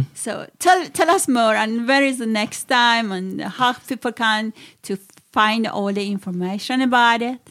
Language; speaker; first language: English; non-native, fluent; Swedish